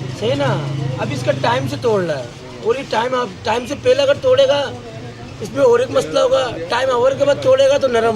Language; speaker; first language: Hindi; non-native, local second language; Bangla